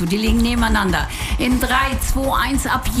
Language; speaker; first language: German; native; German